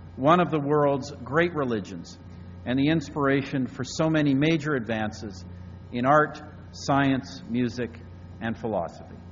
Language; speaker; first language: English; native; English